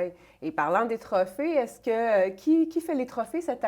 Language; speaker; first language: French; native; French